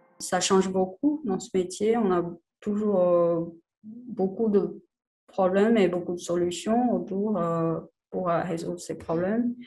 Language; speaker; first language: French; non-native, fluent; Chinese